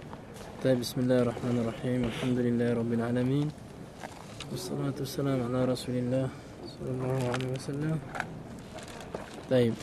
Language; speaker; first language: Arabic; non-native, fluent; French